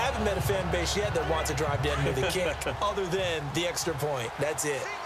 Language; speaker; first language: English; native; English